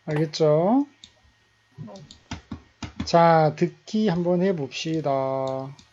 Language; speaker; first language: Korean; native; Korean